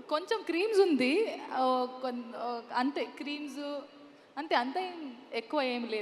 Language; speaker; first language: Telugu; non-native, learner; Tulu